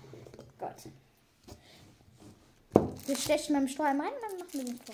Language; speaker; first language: German; native; German